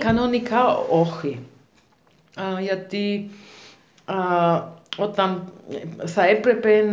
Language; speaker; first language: Greek; non-native, learner; German